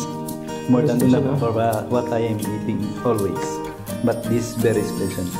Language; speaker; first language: English; non-native, learner; Filipino